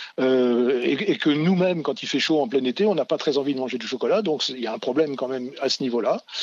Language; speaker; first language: French; native; French